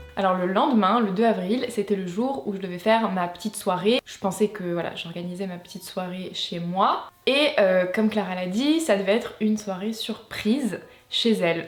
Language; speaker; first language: French; native; French